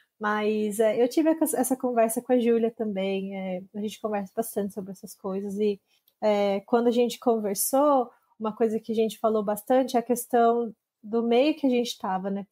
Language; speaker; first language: Portuguese; native; Portuguese